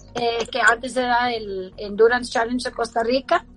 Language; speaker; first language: Spanish; early bilingual, heritage; Spanish